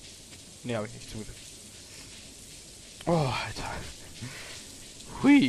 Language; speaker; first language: German; native; German